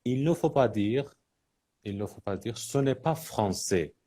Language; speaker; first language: French; non-native, fluent; Persian